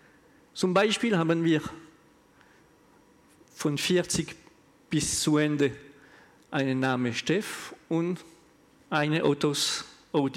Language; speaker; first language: German; non-native, learner; French